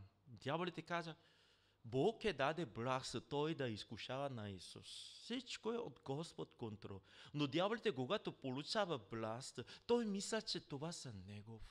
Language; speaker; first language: Bulgarian; non-native, learner; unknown